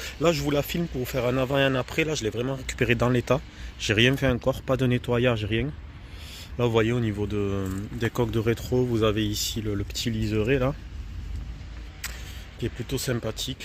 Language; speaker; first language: French; native; French